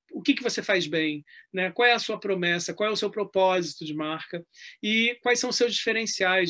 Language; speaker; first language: Portuguese; native; Portuguese